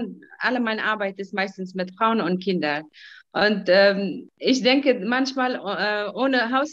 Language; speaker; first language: German; non-native, fluent; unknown